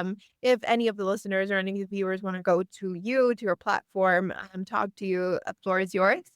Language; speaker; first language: English; native; English